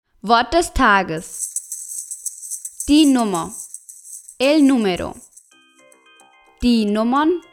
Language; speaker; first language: German; non-native, fluent; Spanish